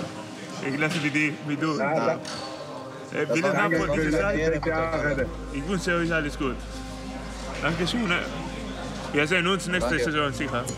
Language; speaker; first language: German; non-native, learner; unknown